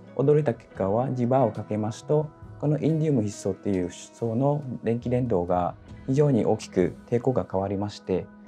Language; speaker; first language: Japanese; non-native, fluent; Vietnamese